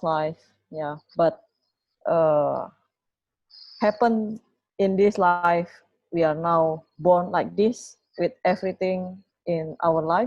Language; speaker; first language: English; non-native, fluent; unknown